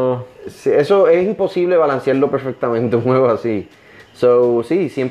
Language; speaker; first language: Spanish; native; Spanish